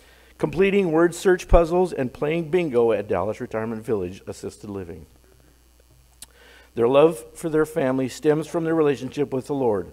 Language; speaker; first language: English; native; English